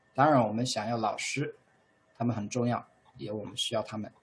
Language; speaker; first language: Chinese; non-native, fluent; English